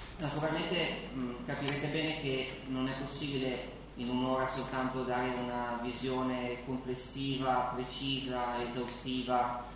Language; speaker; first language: Italian; native; Italian